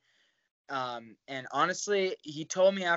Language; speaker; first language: English; native; English